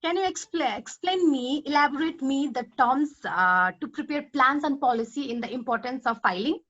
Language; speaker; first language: English; non-native, local second language; Nepali